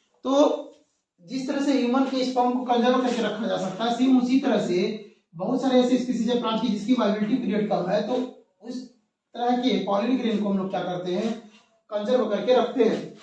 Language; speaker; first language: Hindi; native; Hindi